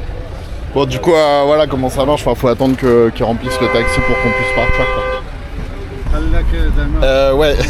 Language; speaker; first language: French; native; French